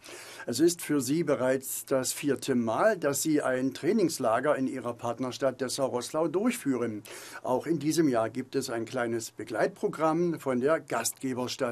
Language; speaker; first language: German; native; German